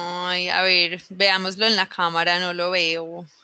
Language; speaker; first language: Spanish; native; Spanish